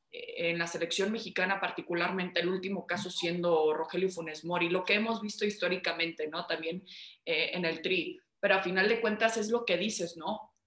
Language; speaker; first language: Spanish; early bilingual, heritage; Spanish